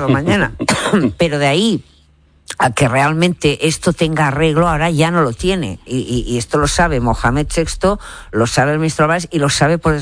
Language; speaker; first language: Spanish; native; Spanish